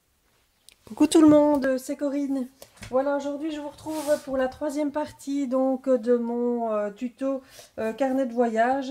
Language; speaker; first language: French; native; French